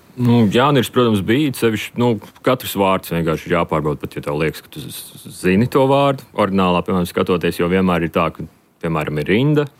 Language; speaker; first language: Latvian; native; Latvian